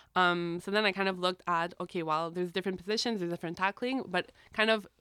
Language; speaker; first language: English; native; English